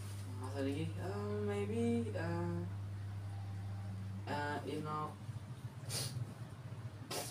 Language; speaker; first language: English; non-native, learner; Indonesian